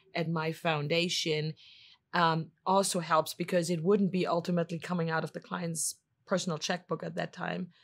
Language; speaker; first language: English; non-native, fluent; German